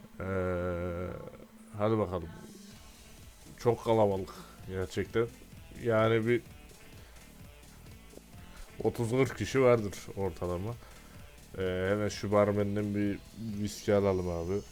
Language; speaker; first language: Turkish; native; Turkish